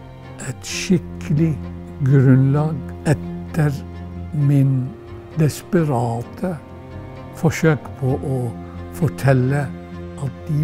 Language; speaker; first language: Norwegian; non-native, fluent; Arabic